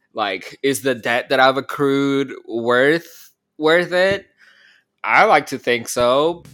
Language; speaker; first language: English; early bilingual, other home language; Spanish